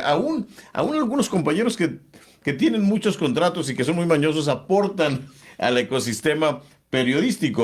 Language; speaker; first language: Spanish; native; Spanish